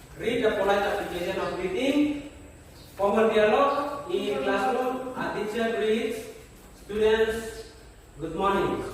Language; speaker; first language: English; non-native, learner; Indonesian